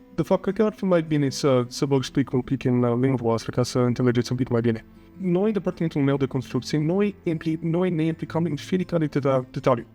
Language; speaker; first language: Romanian; non-native, fluent; English